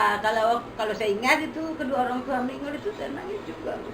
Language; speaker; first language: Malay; non-native, local second language; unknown